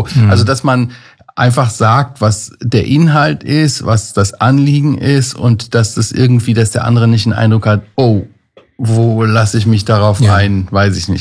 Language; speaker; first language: German; native; German